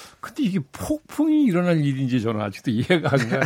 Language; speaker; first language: Korean; native; Korean